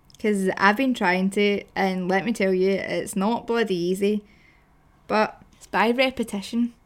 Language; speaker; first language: English; native; English